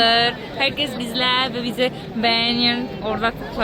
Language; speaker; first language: Turkish; non-native, fluent; Albanian